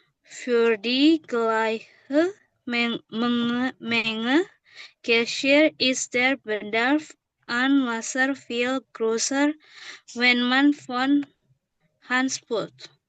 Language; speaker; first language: German; non-native, learner; Indonesian